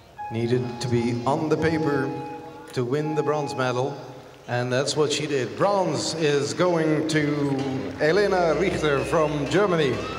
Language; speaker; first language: English; non-native, fluent; Dutch